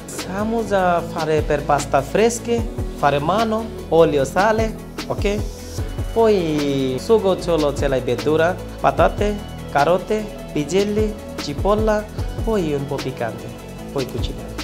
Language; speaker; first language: Italian; non-native, learner; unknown